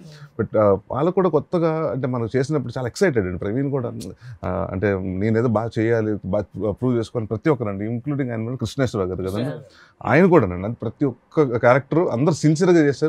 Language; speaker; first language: Telugu; native; Telugu